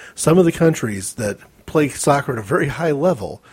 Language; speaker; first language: English; native; English